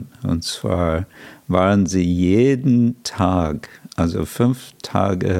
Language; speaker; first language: German; non-native, fluent; English